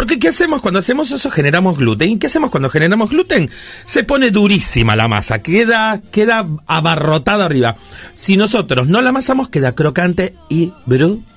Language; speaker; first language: Spanish; native; Spanish